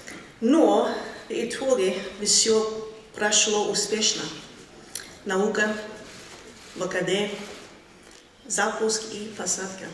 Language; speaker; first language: Russian; non-native, fluent; English